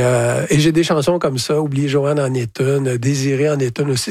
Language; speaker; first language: French; native; French